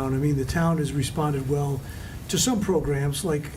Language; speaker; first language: English; native; English